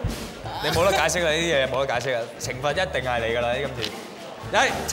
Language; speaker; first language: Cantonese; native; Cantonese